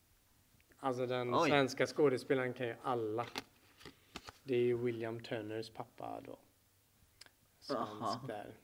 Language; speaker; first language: Swedish; native; Swedish